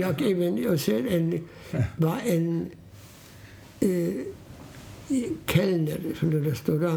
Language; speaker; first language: Swedish; non-native, fluent; Polish